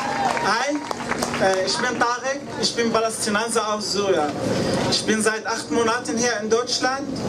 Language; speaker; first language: German; non-native, learner; Arabic